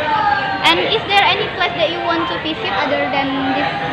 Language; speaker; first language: English; non-native, learner; Indonesian